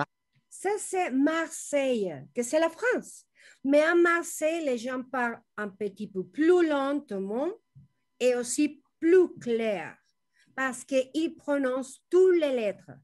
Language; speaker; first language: French; non-native, learner; Spanish